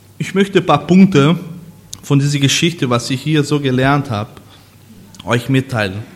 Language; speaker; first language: German; non-native, learner; Portuguese